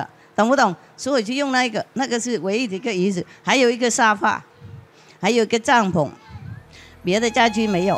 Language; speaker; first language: Chinese; non-native, fluent; Vietnamese